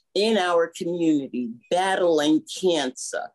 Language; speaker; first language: English; native; English